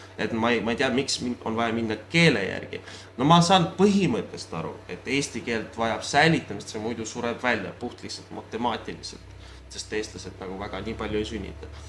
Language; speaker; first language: Estonian; non-native, local second language; Russian